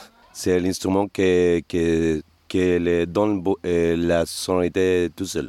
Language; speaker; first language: French; non-native, fluent; Spanish